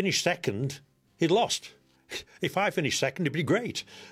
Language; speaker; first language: English; native; English